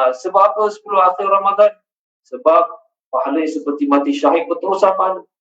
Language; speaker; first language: Malay; native; Malay